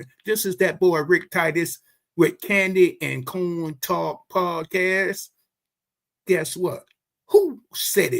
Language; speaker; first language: English; native; English